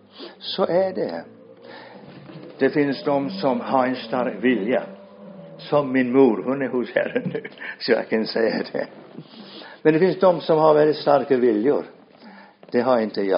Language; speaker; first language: Swedish; non-native, fluent; English